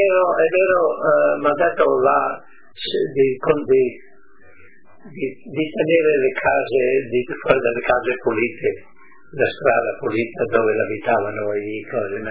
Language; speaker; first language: Italian; non-native, local second language; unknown